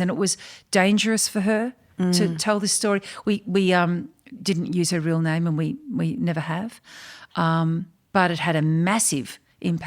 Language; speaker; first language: English; native; English